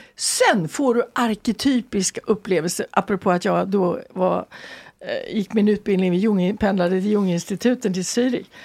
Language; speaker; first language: Swedish; native; Swedish